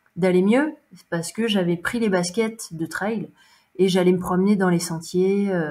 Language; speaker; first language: French; native; French